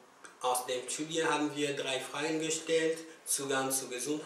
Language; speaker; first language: German; non-native, learner; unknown